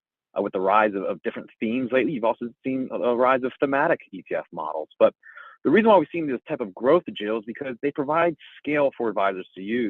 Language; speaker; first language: English; native; English